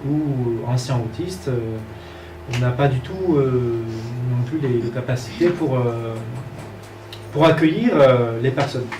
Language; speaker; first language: French; native; French